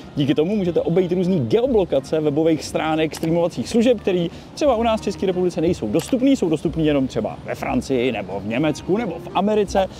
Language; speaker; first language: Czech; native; Czech